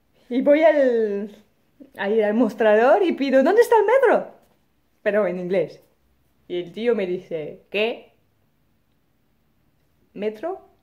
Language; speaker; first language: Spanish; non-native, fluent; French